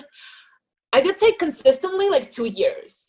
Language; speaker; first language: English; non-native, fluent; Ukrainian